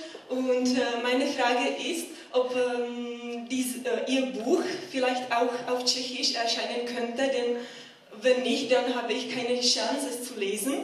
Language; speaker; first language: German; non-native, fluent; Czech